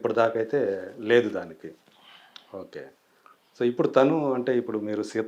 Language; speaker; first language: Telugu; native; Telugu